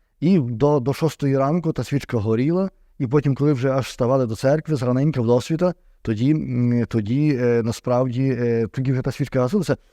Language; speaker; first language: Ukrainian; native; Ukrainian